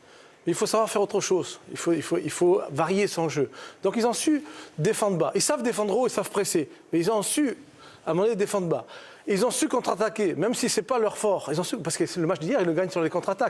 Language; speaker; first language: French; native; French